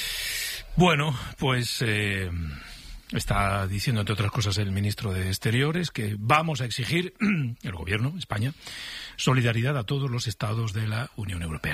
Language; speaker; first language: Spanish; native; Spanish